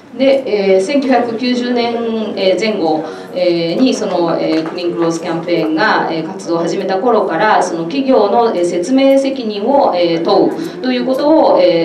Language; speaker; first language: Japanese; native; Japanese